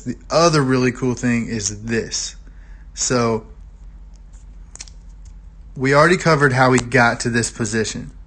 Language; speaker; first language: English; native; English